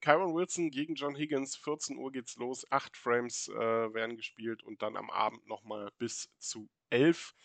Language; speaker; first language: German; native; German